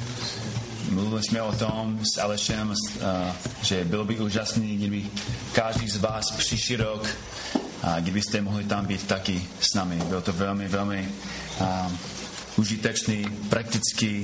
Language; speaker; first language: Czech; non-native, fluent; English